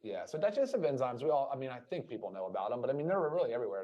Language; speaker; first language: English; native; English